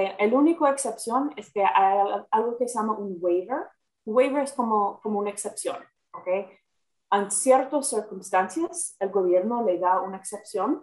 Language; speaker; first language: Spanish; non-native, fluent; English